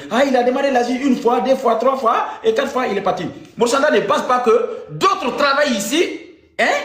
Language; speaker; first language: French; non-native, local second language; Fula